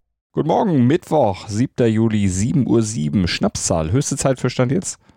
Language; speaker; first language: German; native; German